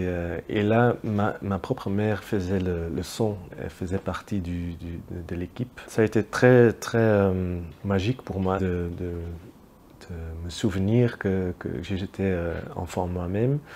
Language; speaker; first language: French; non-native, local second language; Dutch